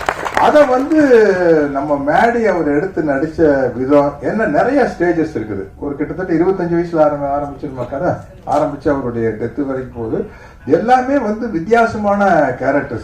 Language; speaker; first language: Tamil; native; Tamil